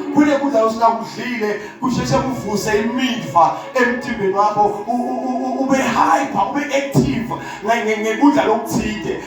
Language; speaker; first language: Zulu; non-native, local second language; Swati